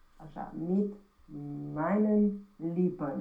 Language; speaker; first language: German; non-native, learner; Romanian